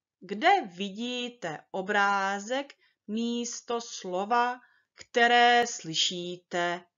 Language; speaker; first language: Czech; early bilingual, heritage; Czech